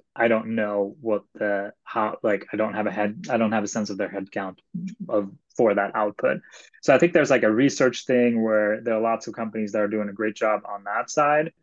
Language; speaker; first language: English; non-native, fluent; Swedish